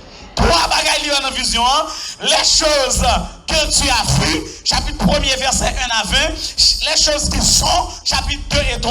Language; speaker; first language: French; non-native, local second language; Haitian Creole